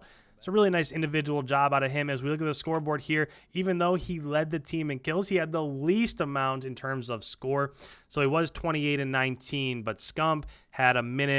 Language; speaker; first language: English; native; English